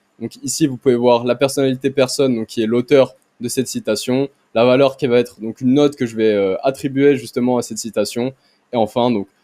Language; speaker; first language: French; native; French